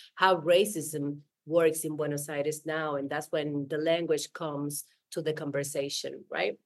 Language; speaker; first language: English; non-native, fluent; Spanish